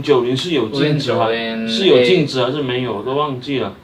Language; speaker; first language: Chinese; native; Chinese